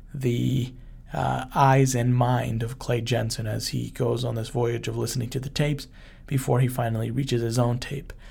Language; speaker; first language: English; early bilingual, other home language; Spanish